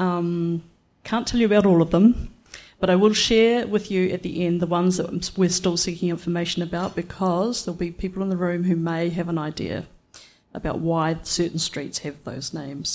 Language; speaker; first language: English; native; English